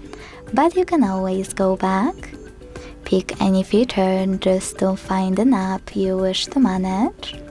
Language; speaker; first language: English; non-native, fluent; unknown